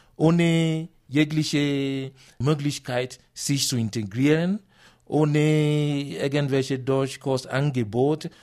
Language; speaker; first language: German; non-native, fluent; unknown